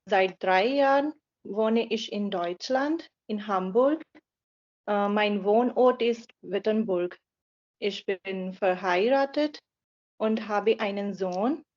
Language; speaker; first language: German; non-native, learner; Punjabi